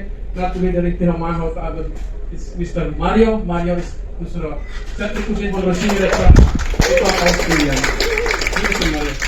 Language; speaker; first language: German; non-native, learner; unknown